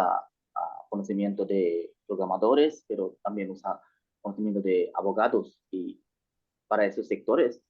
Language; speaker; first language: Spanish; non-native, learner; Bangla